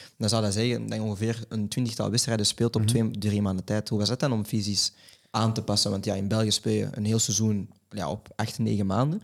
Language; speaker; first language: Dutch; native; Dutch